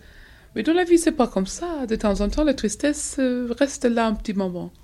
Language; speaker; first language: French; non-native, fluent; English